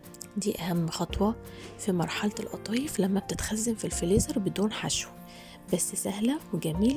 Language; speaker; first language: Arabic; native; Arabic